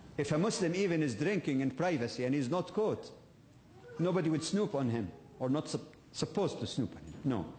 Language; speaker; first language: English; non-native, fluent; Arabic